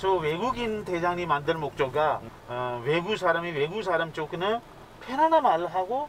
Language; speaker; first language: Korean; non-native, fluent; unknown